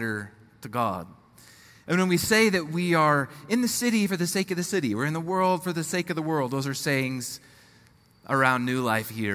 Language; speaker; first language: English; native; English